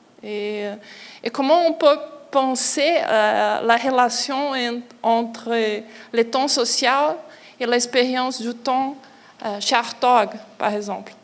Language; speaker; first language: French; non-native, fluent; Portuguese